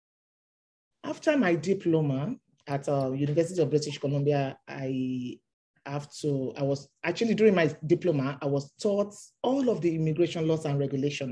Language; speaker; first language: English; non-native, local second language; Yoruba